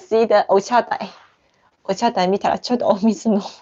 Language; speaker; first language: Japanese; non-native, fluent; Chinese